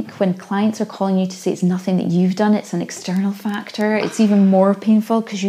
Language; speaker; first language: English; native; English